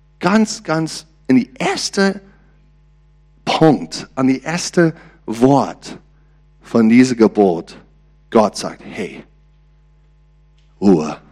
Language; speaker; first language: German; non-native, learner; English